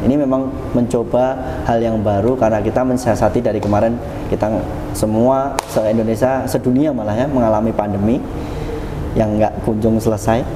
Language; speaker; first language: Indonesian; non-native, local second language; Javanese